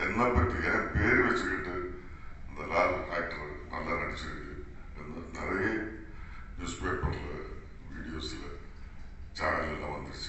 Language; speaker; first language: Tamil; non-native, learner; Malayalam